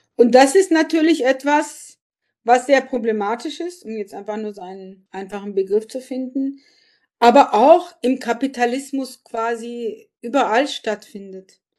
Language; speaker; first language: German; early bilingual, other home language; Turkish